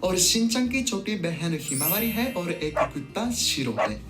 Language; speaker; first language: Hindi; non-native, fluent; Japanese